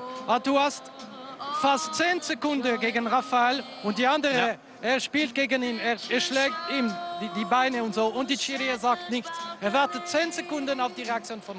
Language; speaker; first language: German; non-native, local second language; French